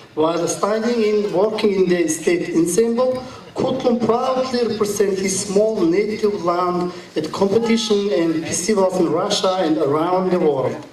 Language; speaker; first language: English; non-native, learner; Mongolian